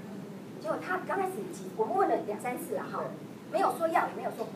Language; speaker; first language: Chinese; native; Chinese